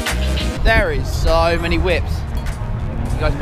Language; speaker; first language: English; native; English